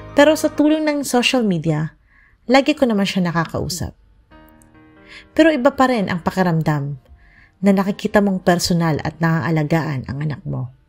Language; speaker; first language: Filipino; non-native, local second language; Bikol